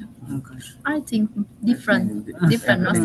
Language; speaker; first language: English; non-native, learner; Vietnamese